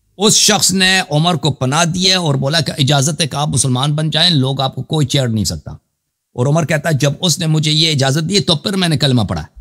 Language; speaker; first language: Urdu; non-native, fluent; Persian